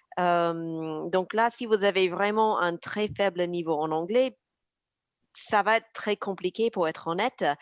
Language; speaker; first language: French; native; French